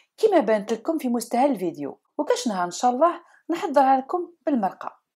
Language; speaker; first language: Arabic; non-native, local second language; Kabyle